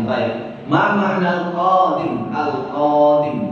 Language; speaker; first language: Arabic; non-native, fluent; Indonesian